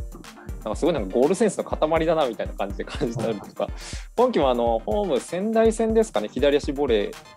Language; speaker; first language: Japanese; native; Japanese